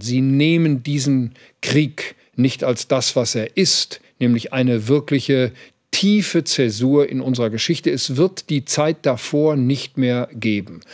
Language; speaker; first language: German; native; German